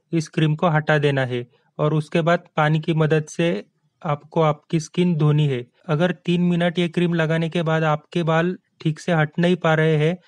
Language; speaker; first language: Hindi; native; Hindi